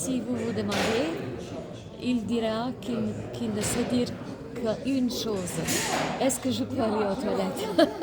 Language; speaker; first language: French; non-native, fluent; Slovenian